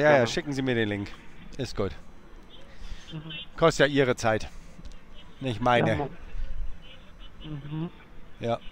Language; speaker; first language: German; native; German